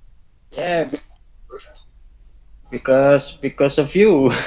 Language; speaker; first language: English; non-native, learner; Indonesian